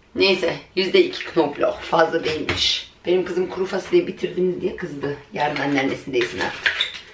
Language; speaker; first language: Turkish; early bilingual, heritage; Turkish